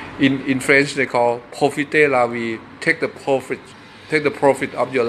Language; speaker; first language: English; non-native, learner; Thai